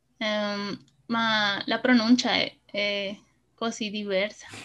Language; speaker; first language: Italian; non-native, learner; Spanish